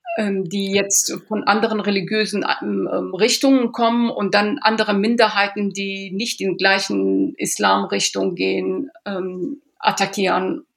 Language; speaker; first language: German; early bilingual, other home language; Persian